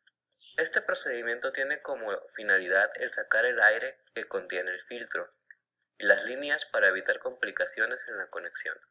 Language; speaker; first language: Spanish; native; Spanish